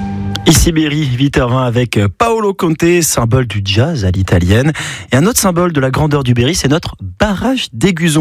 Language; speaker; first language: French; native; French